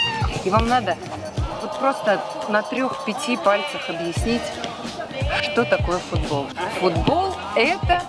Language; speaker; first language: Russian; native; Russian